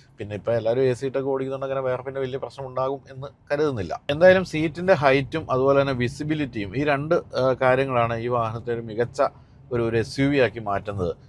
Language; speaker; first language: Malayalam; native; Malayalam